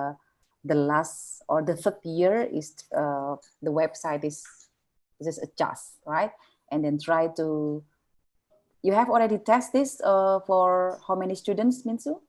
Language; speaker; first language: English; non-native, fluent; Indonesian